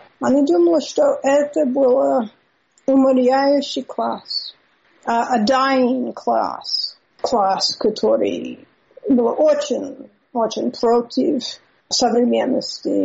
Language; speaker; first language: Russian; non-native, learner; English